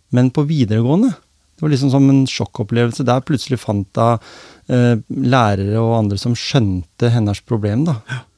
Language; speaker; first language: Norwegian; native; Norwegian